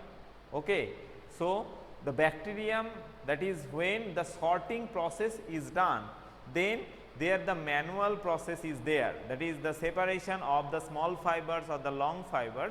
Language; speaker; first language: English; non-native, local second language; Bangla